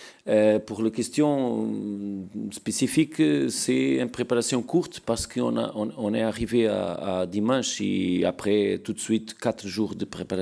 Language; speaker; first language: French; non-native, learner; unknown